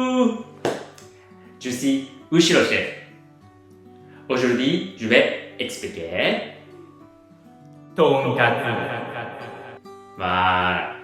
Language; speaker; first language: French; non-native, learner; Japanese